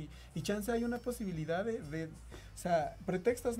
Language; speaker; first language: Spanish; native; Spanish